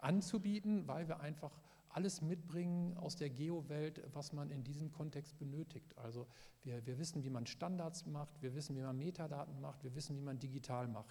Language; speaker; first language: German; native; German